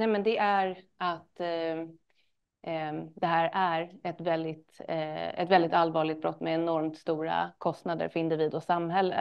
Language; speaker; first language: Swedish; native; Swedish